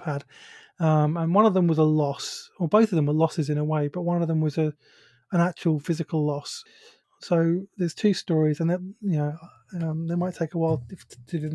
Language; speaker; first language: English; native; English